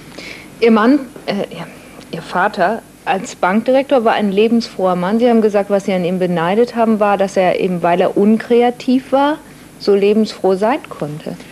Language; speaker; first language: German; native; German